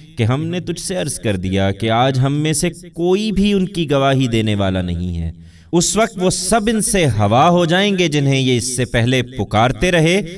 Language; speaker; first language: Urdu; native; Urdu